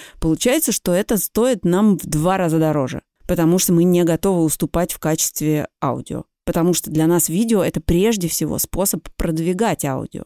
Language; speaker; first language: Russian; native; Russian